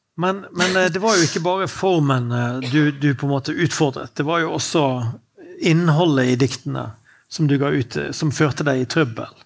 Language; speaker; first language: Norwegian; native; Norwegian